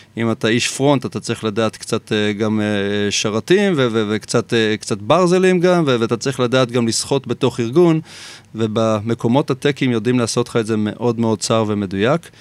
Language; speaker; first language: Hebrew; native; Hebrew